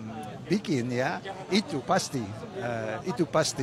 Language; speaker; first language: Indonesian; non-native, fluent; English